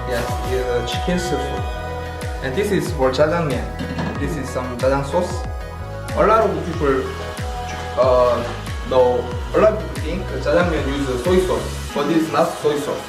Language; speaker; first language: English; non-native, learner; Korean